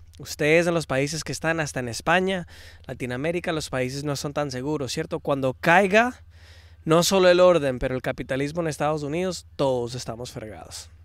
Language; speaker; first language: Spanish; early bilingual, heritage; Spanish